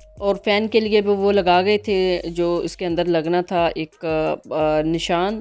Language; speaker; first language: Urdu; non-native, local second language; Punjabi